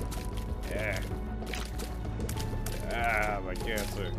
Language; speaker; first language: English; native; English